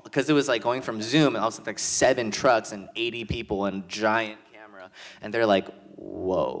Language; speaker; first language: English; native; English